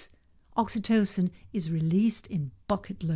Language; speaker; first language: English; non-native, fluent; Danish